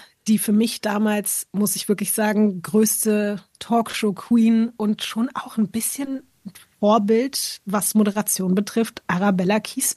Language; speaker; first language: German; native; German